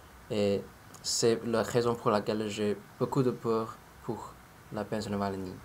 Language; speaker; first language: French; non-native, learner; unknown